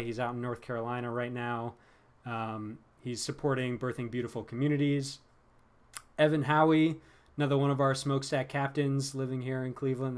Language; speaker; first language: English; native; English